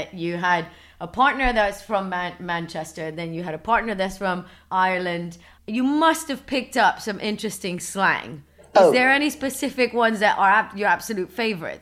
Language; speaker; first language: English; early bilingual, other home language; Spanish